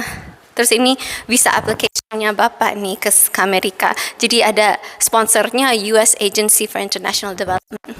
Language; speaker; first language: Indonesian; early bilingual, heritage; Indonesian